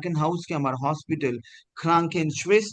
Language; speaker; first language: German; non-native, fluent; Hindi